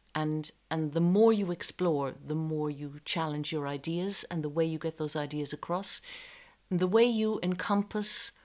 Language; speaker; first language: English; native; English